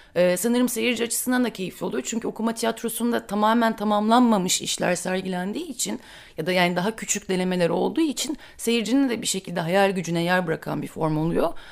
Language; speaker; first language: Turkish; native; Turkish